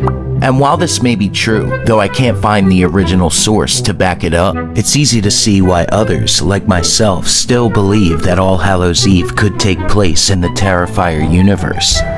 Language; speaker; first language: English; native; English